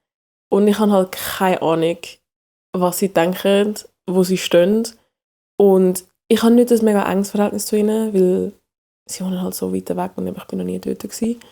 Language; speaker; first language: German; early bilingual, other home language; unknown